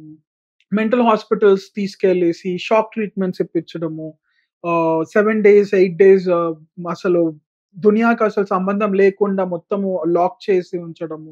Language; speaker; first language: Telugu; native; Telugu